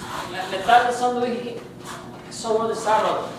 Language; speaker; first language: Spanish; non-native, fluent; Portuguese